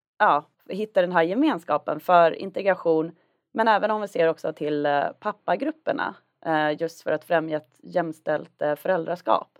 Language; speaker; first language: Swedish; native; Swedish